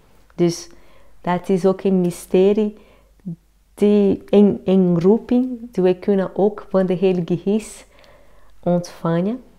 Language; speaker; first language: Dutch; non-native, learner; Portuguese